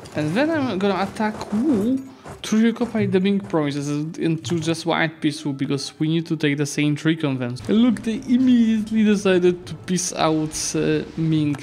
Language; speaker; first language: English; non-native, fluent; Polish